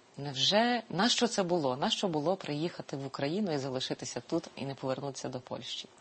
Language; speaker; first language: Ukrainian; native; Ukrainian